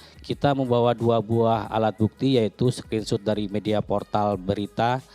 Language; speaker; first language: Indonesian; native; Indonesian